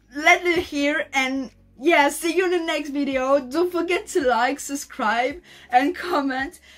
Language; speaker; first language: English; non-native, learner; French